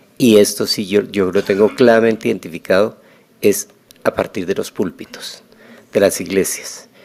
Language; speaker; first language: Spanish; native; Spanish